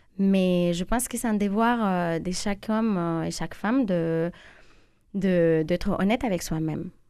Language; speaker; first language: French; non-native, fluent; Spanish